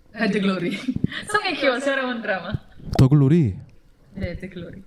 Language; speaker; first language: Korean; non-native, learner; Indonesian